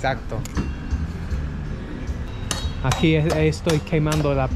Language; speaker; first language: Spanish; non-native, learner; English